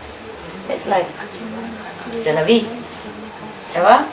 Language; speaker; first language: French; non-native, learner; Vietnamese